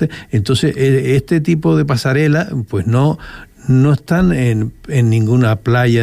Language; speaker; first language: Spanish; native; Spanish